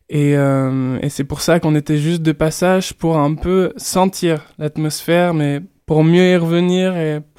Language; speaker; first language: French; native; French